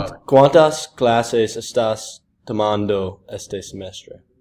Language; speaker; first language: Spanish; non-native, learner; English